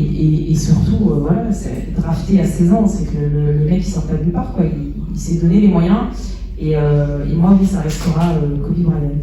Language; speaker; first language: French; native; French